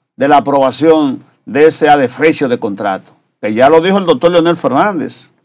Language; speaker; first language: Spanish; native; Spanish